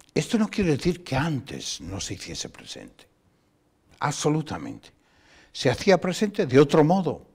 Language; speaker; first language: Spanish; non-native, local second language; Galician